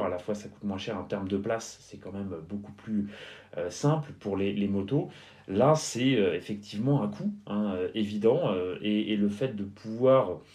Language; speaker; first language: French; native; French